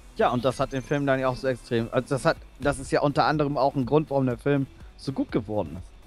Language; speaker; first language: German; native; German